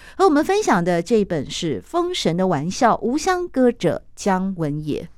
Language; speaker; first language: Chinese; native; Chinese